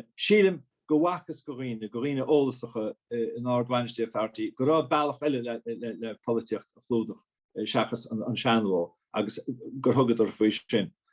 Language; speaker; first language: Irish; native; Irish